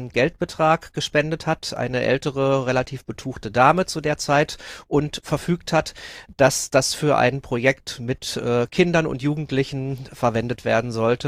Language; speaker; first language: German; native; German